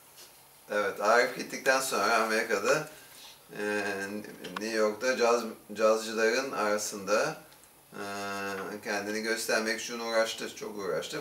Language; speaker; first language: Turkish; native; Turkish